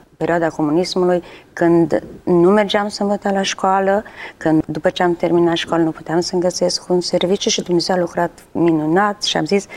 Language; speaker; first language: Romanian; non-native, local second language; Ukrainian